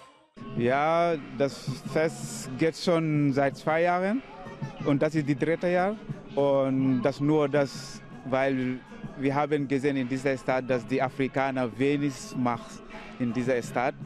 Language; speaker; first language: German; non-native, learner; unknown